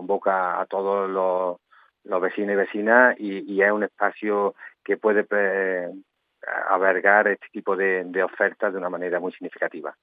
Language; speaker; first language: Spanish; native; Spanish